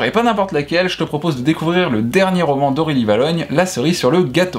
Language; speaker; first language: French; native; French